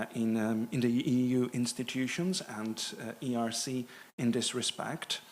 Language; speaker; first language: English; non-native, fluent; Polish